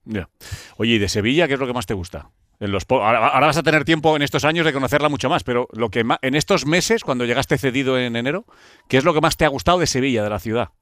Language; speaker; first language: Spanish; native; Spanish